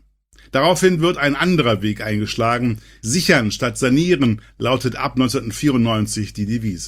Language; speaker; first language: German; native; German